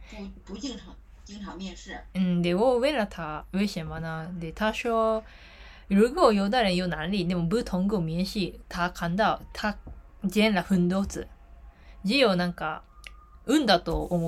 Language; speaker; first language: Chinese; non-native, learner; Japanese